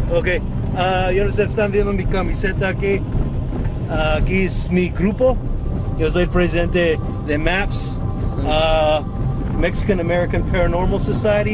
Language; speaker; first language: Spanish; early bilingual, heritage; Spanish